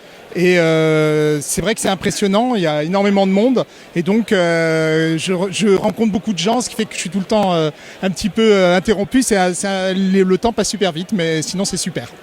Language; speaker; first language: French; native; French